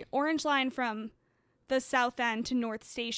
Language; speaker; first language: English; native; English